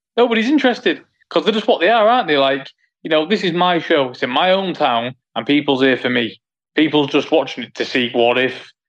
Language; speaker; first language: English; native; English